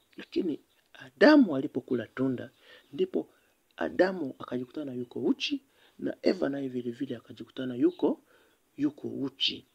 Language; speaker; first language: Swahili; native; Swahili